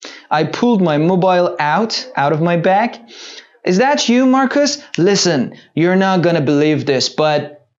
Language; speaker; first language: English; non-native, fluent; Persian